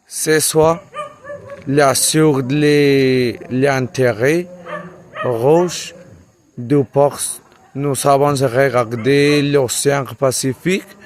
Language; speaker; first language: French; non-native, learner; Spanish